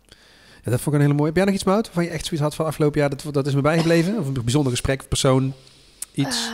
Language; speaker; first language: Dutch; native; Dutch